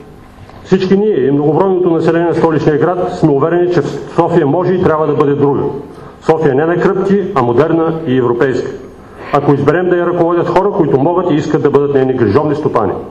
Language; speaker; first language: Bulgarian; native; Bulgarian